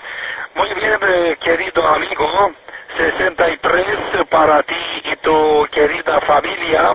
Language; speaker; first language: Spanish; non-native, learner; Romanian